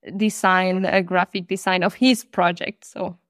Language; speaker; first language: English; non-native, fluent; Spanish